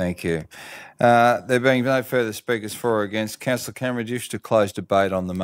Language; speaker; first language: English; native; English